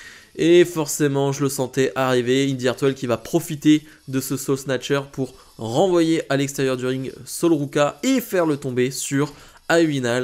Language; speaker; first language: French; native; French